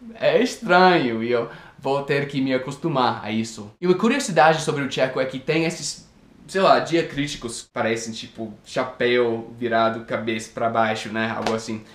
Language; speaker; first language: Portuguese; non-native, fluent; English